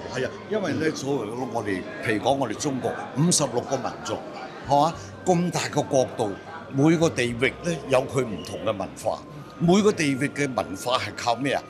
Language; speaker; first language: Cantonese; non-native, local second language; Hakka Chinese